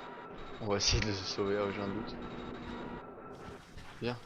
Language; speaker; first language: French; native; French